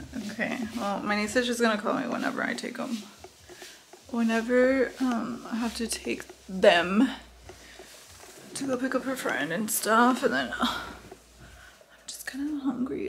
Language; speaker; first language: English; early bilingual, other home language; Spanish